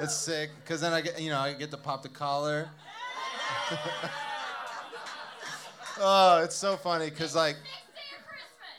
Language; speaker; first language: English; native; English